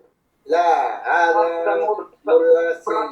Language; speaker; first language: Arabic; non-native, learner; Urdu